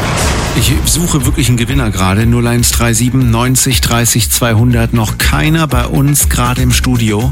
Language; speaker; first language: German; native; German